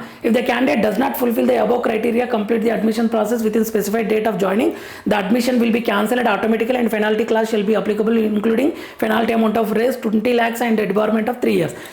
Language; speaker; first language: English; non-native, local second language; Telugu